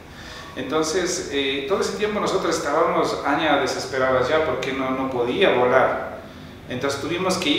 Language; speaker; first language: Spanish; native; Spanish